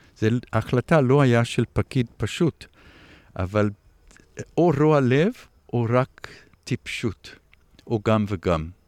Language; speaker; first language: Hebrew; non-native, fluent; English